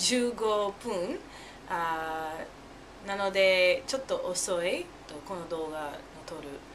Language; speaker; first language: Japanese; non-native, learner; English